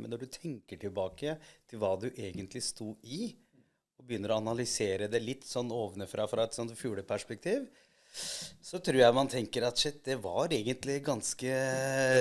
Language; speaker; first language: Norwegian; early bilingual, other home language; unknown